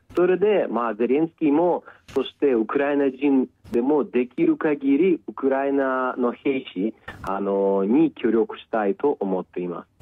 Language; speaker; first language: Japanese; non-native, fluent; Ukrainian